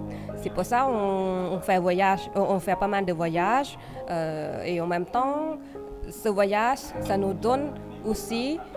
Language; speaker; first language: French; non-native, fluent; Thai